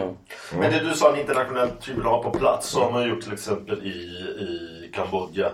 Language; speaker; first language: Swedish; native; Swedish